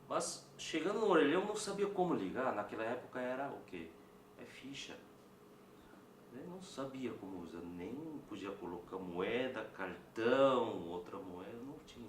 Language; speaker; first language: Portuguese; non-native, fluent; Korean